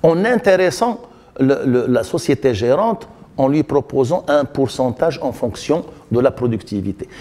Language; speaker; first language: French; non-native, local second language; Arabic